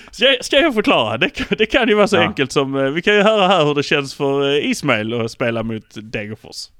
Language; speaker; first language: Swedish; native; Swedish